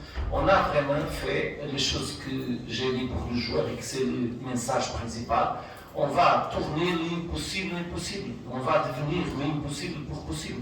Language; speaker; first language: French; non-native, fluent; Portuguese